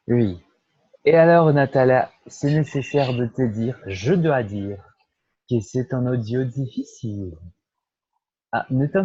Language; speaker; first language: French; non-native, fluent; Portuguese